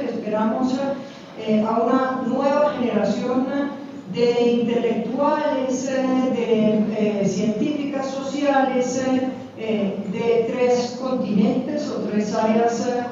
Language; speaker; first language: Spanish; native; Spanish